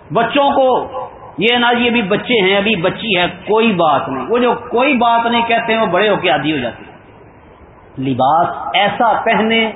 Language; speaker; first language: Urdu; non-native, local second language; Punjabi